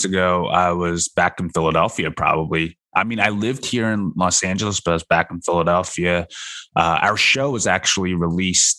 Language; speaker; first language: English; native; English